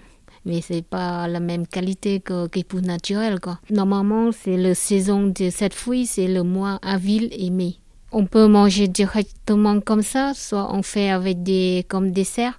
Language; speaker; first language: French; non-native, learner; Khmer